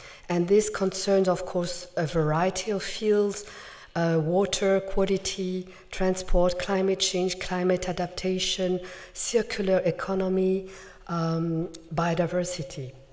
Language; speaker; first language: English; non-native, fluent; French